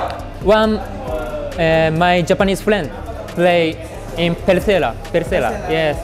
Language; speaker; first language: English; non-native, learner; Japanese